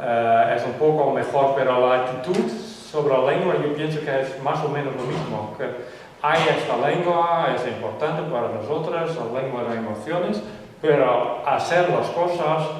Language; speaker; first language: Spanish; non-native, fluent; Western Frisian